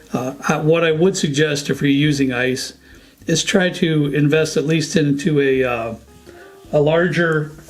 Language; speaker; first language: English; native; English